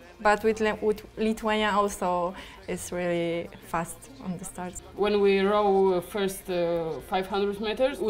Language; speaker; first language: English; non-native, learner; Polish